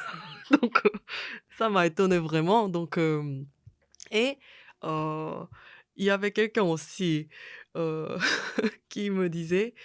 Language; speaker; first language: French; non-native, fluent; Korean